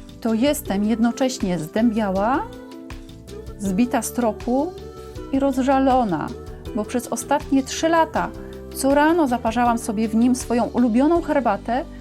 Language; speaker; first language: Polish; native; Polish